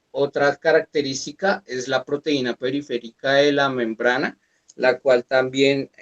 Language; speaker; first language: Spanish; native; Spanish